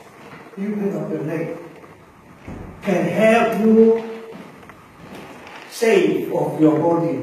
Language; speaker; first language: English; non-native, learner; Chinese